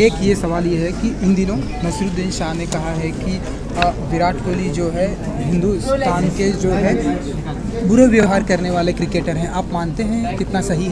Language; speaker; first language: Hindi; native; Hindi